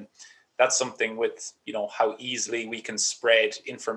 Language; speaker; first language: English; native; English